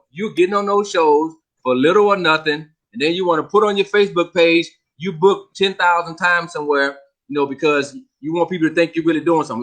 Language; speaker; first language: English; native; English